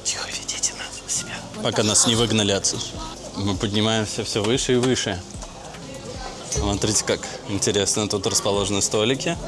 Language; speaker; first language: Russian; native; Russian